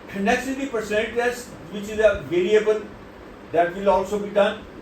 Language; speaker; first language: English; non-native, local second language; Urdu